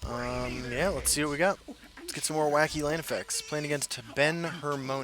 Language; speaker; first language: English; native; English